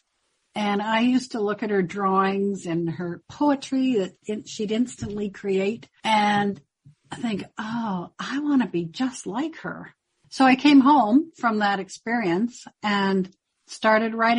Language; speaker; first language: English; native; English